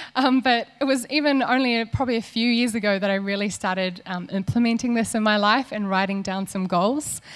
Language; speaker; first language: English; native; English